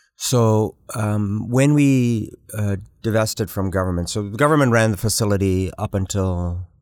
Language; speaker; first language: English; early bilingual, other home language; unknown